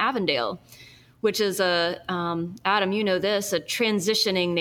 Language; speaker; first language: English; native; English